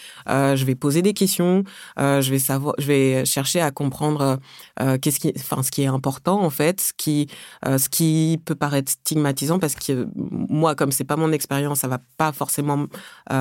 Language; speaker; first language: French; early bilingual, other home language; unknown